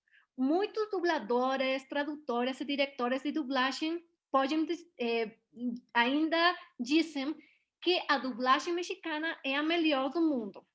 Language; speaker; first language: Portuguese; non-native, learner; Spanish